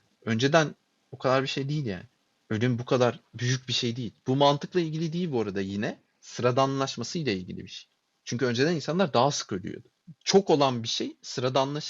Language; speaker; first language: Turkish; native; Turkish